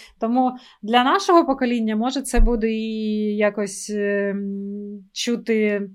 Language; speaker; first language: Ukrainian; non-native, local second language; Russian